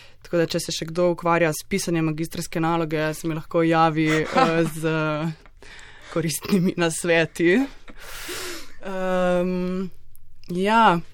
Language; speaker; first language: Slovenian; native; Slovenian